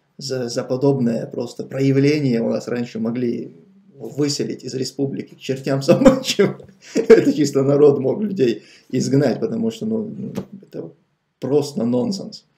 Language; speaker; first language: Russian; non-native, local second language; Chechen